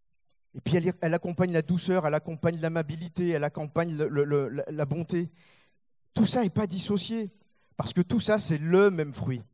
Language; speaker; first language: French; native; French